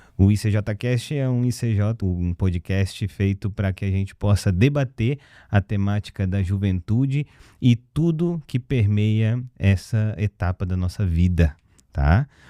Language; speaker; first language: Portuguese; early bilingual, other home language; Russian